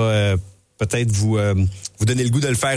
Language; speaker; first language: French; native; French